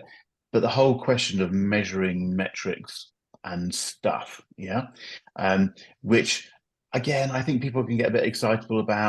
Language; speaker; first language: English; native; English